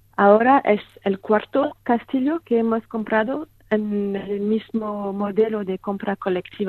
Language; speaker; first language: Spanish; non-native, fluent; French